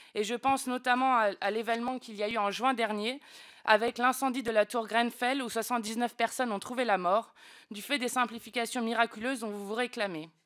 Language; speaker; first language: French; native; French